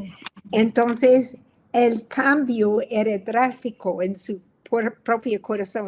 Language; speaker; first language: Spanish; non-native, fluent; English